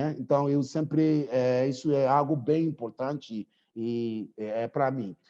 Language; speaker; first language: Portuguese; non-native, fluent; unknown